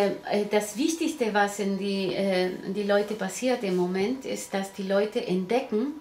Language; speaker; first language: German; non-native, learner; Spanish